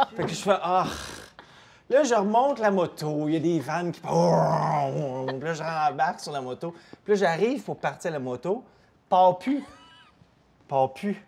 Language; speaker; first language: French; native; French